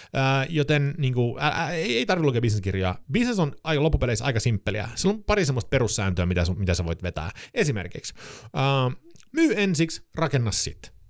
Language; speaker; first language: Finnish; early bilingual, heritage; Finnish